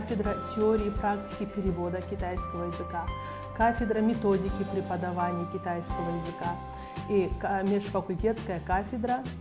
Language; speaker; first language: Russian; non-native, local second language; Kyrgyz